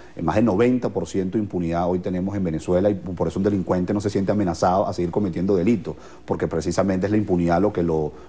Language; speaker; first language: Spanish; native; Spanish